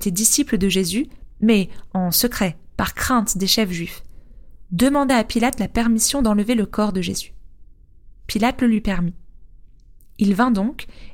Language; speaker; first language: French; native; French